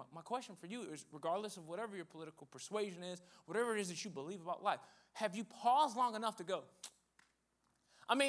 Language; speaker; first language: English; native; English